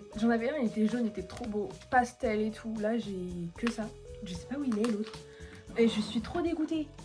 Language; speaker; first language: French; native; French